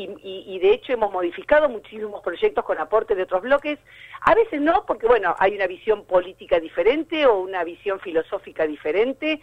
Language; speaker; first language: Spanish; native; Spanish